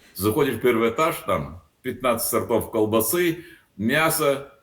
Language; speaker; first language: Russian; non-native, local second language; Latvian